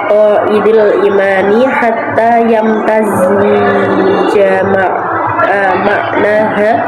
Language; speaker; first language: Arabic; non-native, learner; Indonesian